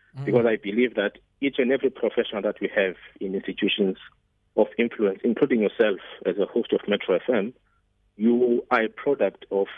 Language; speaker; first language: English; non-native, local second language; Xhosa